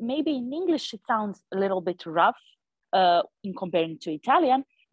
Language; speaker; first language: English; non-native, fluent; Serbian